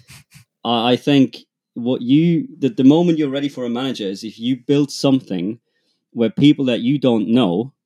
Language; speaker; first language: English; non-native, fluent; German